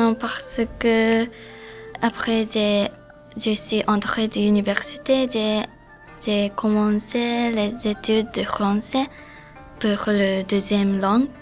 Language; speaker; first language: French; non-native, learner; Japanese